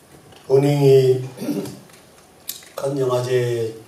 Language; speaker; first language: Korean; native; Korean